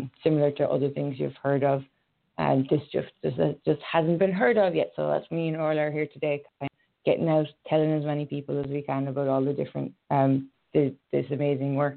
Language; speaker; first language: English; native; English